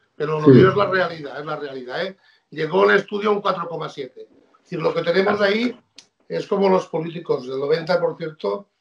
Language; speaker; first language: Spanish; non-native, local second language; Catalan